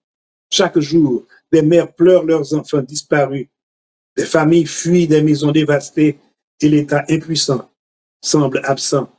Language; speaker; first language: French; non-native, local second language; Haitian Creole